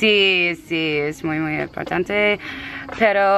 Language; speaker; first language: Spanish; non-native, learner; English